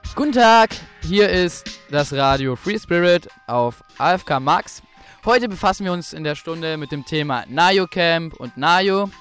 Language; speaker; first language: German; native; German